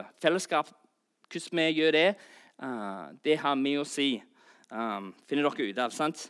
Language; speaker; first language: Norwegian; non-native, fluent; English